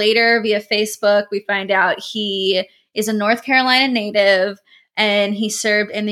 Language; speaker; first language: English; native; English